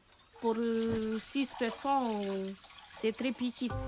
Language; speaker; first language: French; non-native, learner; Romanian